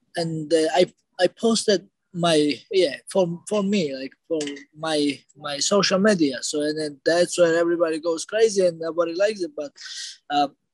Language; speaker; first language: English; non-native, learner; Georgian